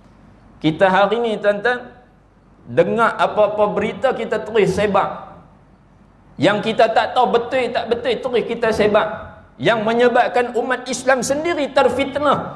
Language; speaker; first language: Malay; native; Malay